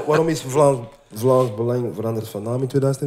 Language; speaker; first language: Dutch; early bilingual, other home language; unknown